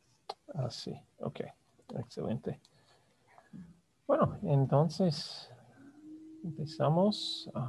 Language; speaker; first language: Spanish; non-native, fluent; English